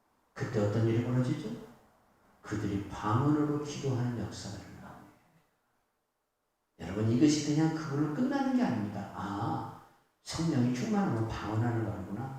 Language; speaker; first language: Korean; native; Korean